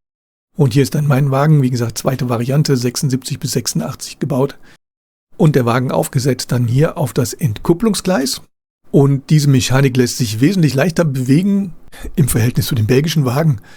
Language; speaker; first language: German; native; German